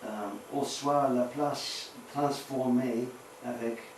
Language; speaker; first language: French; non-native, learner; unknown